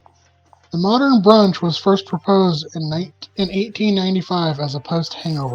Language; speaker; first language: English; native; English